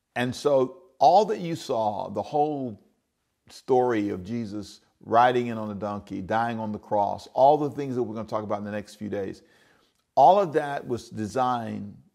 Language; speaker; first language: English; native; English